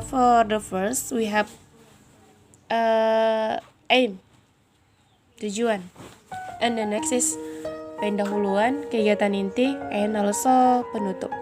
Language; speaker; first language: English; non-native, learner; Indonesian